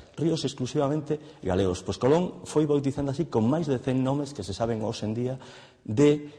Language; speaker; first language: Spanish; non-native, local second language; Galician